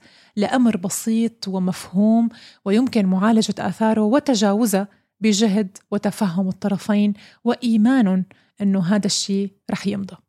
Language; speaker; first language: Arabic; native; Arabic